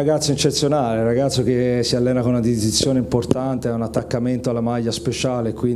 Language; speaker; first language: Italian; native; Italian